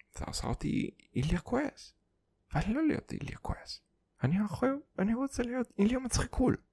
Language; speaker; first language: Hebrew; non-native, fluent; Russian